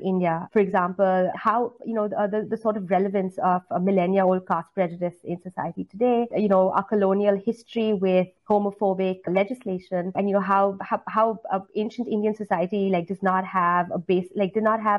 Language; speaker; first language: English; non-native, local second language; Hindi